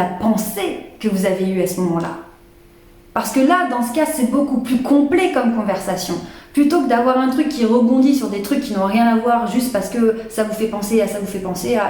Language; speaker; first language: French; native; French